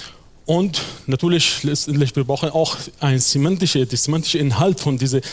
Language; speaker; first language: German; non-native, fluent; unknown